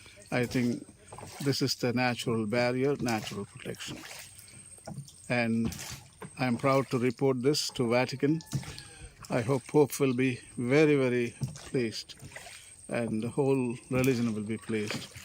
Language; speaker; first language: English; non-native, local second language; Tamil